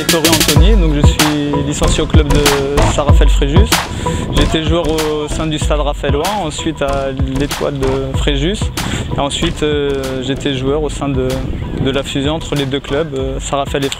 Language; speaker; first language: French; native; French